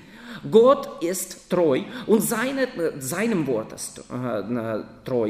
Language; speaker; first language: German; non-native, fluent; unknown